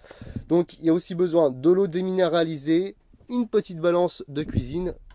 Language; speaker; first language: French; native; French